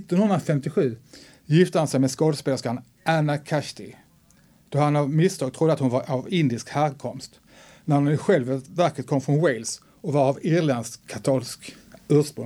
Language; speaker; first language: Swedish; native; Swedish